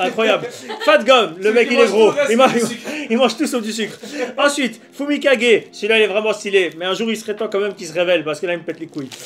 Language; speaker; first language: French; native; French